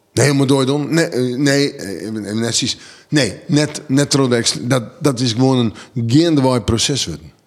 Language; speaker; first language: Dutch; non-native, local second language; Western Frisian